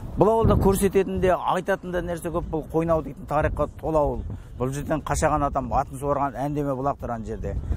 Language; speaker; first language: Kazakh; native; Kazakh